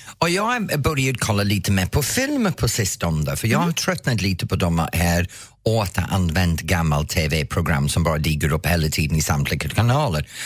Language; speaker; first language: Swedish; non-native, fluent; English